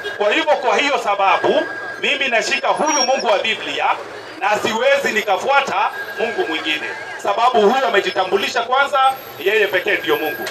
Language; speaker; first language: Swahili; non-native, local second language; Kikuyu